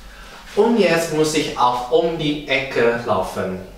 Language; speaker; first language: German; non-native, fluent; Indonesian